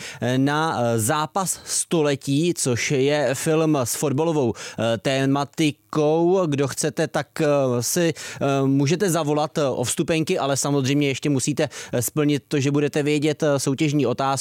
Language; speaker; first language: Czech; native; Czech